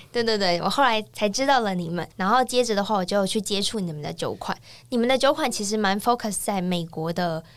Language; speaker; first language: Chinese; native; Chinese